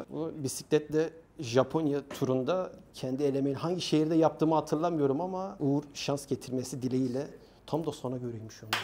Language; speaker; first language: Turkish; native; Turkish